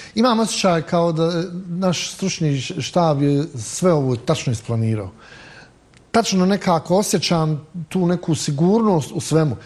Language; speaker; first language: Serbian; native; Serbian